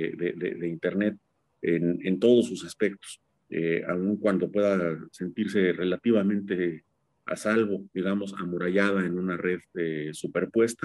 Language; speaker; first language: Spanish; native; Spanish